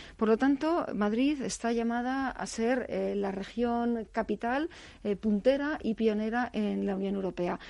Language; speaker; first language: Spanish; native; Spanish